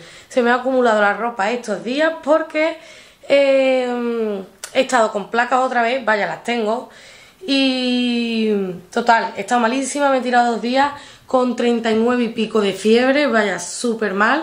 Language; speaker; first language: Spanish; native; Spanish